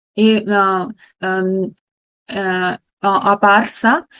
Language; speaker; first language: French; non-native, learner; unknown